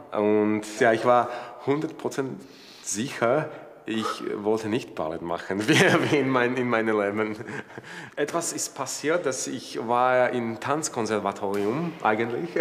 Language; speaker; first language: German; non-native, fluent; Slovak